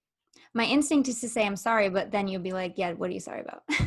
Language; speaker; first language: English; native; English